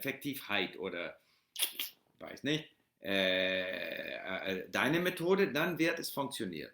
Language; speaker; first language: German; non-native, learner; English